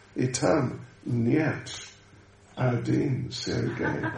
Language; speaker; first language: Russian; non-native, learner; English